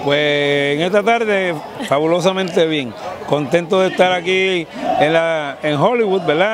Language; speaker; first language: Spanish; native; Spanish